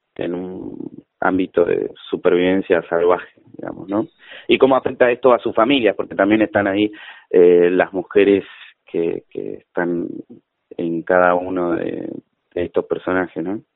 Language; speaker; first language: Spanish; native; Spanish